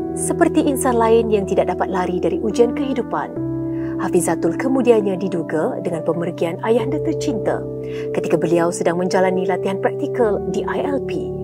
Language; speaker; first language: Malay; native; Malay